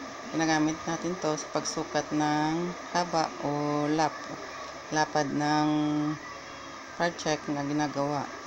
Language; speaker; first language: Filipino; non-native, local second language; Cebuano